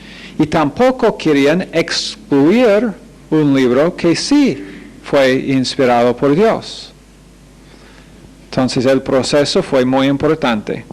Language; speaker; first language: Spanish; non-native, fluent; English